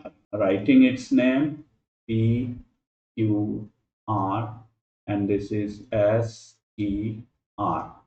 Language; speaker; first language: English; non-native, local second language; Hindi